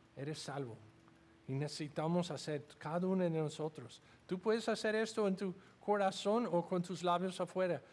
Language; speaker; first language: Spanish; non-native, learner; English